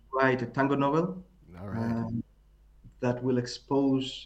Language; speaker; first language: English; non-native, fluent; Greek